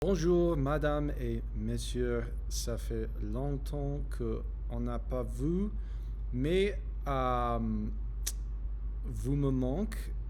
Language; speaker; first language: French; non-native, learner; English